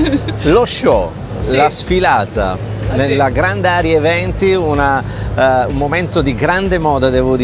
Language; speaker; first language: Italian; native; Italian